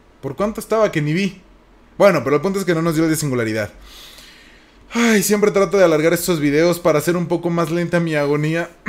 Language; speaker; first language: Spanish; native; Spanish